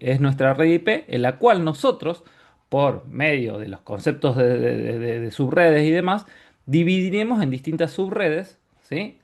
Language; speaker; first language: Spanish; native; Spanish